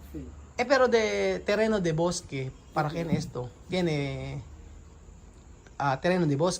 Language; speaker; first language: Spanish; non-native, learner; Filipino